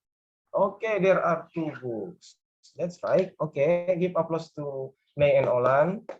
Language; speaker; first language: English; non-native, learner; Indonesian